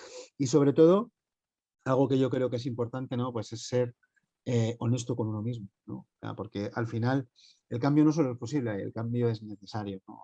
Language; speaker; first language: Spanish; native; Spanish